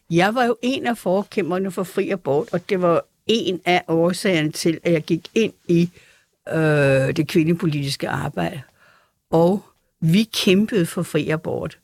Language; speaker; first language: Danish; native; Danish